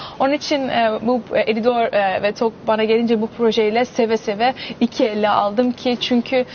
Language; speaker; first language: Turkish; early bilingual, heritage; Turkish